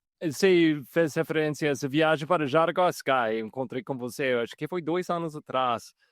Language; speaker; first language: Portuguese; non-native, fluent; English